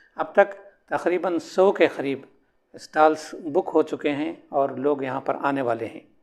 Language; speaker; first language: Urdu; native; Urdu